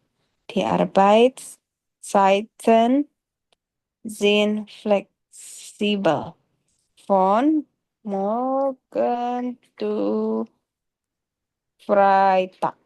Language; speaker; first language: German; non-native, learner; Indonesian